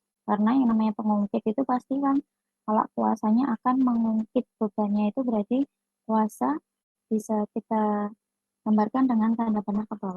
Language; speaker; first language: Indonesian; native; Indonesian